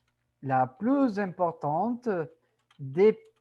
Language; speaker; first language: French; non-native, fluent; Spanish